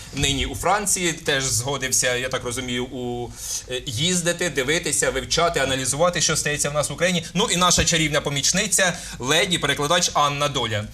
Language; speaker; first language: Ukrainian; native; Ukrainian